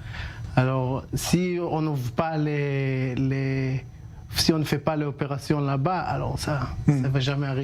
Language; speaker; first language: French; non-native, learner; Hebrew